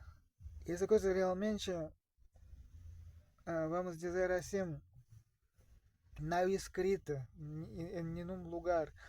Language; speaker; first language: Portuguese; non-native, learner; Russian